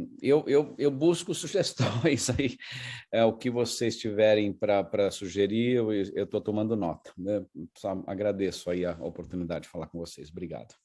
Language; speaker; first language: Portuguese; native; Portuguese